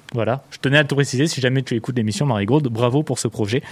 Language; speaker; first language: French; native; French